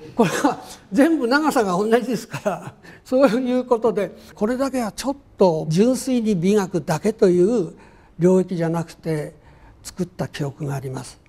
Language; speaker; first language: Japanese; native; Japanese